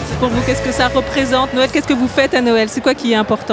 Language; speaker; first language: French; native; French